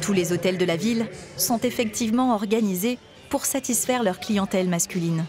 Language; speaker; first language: French; native; French